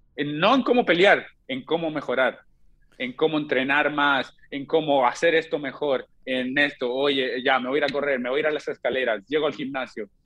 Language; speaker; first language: Spanish; native; Spanish